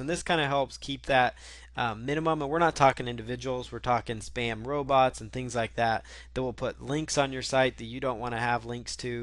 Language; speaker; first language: English; native; English